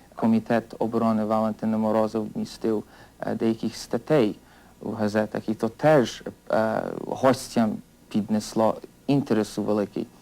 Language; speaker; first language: Ukrainian; early bilingual, heritage; Ukrainian